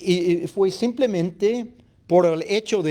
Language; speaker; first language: Spanish; non-native, fluent; English